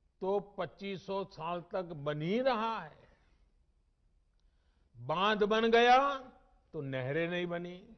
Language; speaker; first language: Hindi; non-native, local second language; Gujarati